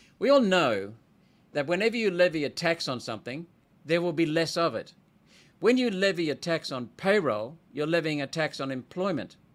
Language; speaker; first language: English; native; English